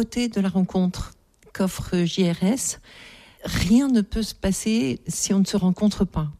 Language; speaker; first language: French; native; French